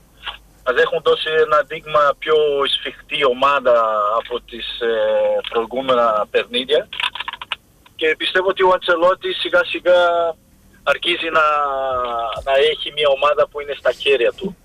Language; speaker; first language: Greek; non-native, fluent; Portuguese